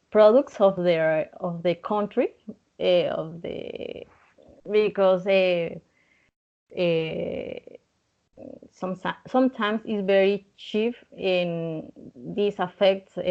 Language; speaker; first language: English; non-native, learner; Spanish